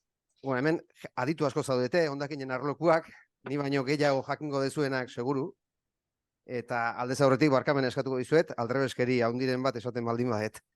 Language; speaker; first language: Basque; native; Basque